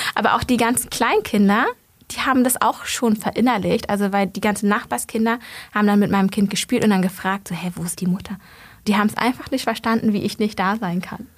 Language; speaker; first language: German; early bilingual, other home language; Vietnamese